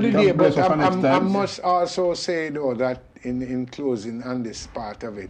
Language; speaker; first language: English; native; English